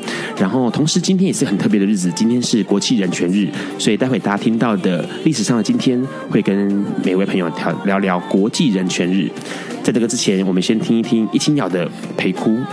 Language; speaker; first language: Chinese; native; Chinese